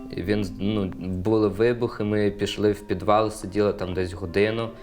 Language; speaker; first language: Ukrainian; native; Ukrainian